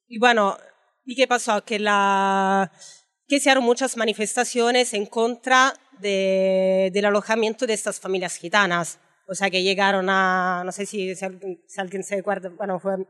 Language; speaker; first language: Spanish; non-native, fluent; Italian